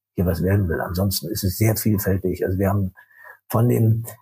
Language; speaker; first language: German; native; German